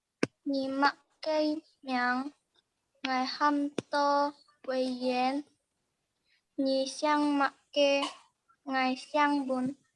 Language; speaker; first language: Chinese; non-native, learner; Indonesian